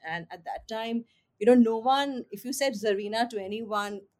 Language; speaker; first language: English; non-native, local second language; Hindi